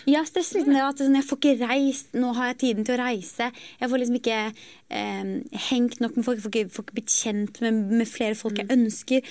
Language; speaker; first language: Norwegian; native; Norwegian